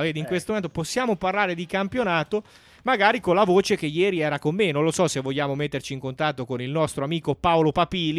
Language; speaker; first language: Italian; native; Italian